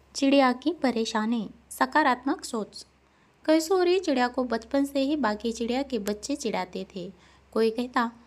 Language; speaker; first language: Hindi; non-native, local second language; Marathi